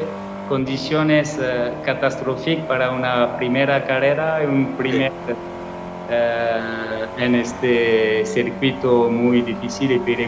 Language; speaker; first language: Spanish; non-native, learner; French